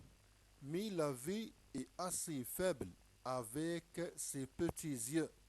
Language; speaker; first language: French; non-native, local second language; Arabic